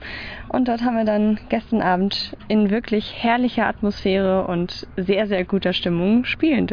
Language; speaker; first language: German; native; German